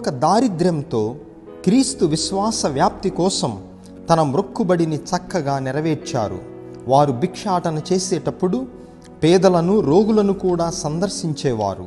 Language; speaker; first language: Telugu; native; Telugu